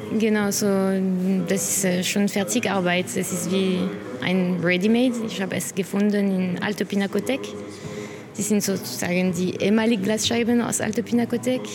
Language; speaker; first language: German; non-native, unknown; French